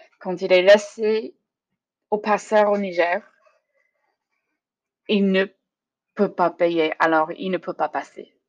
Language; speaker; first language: French; non-native, learner; English